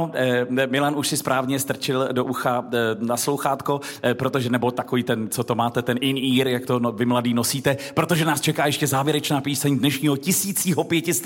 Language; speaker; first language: Czech; native; Czech